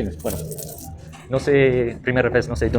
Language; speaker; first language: Spanish; non-native, learner; English